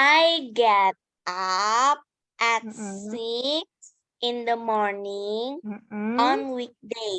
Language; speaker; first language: English; non-native, learner; Indonesian